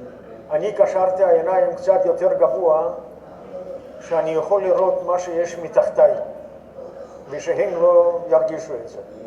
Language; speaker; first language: Hebrew; non-native, fluent; Yiddish